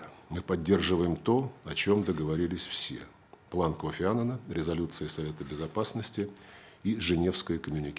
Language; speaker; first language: Russian; native; Russian